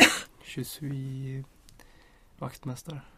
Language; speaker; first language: French; non-native, learner; Swedish